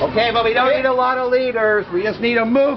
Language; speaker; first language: English; native; English